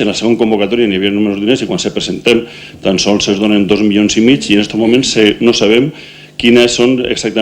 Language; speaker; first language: Catalan; native; Catalan